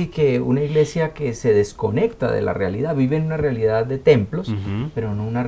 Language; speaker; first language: Spanish; native; Spanish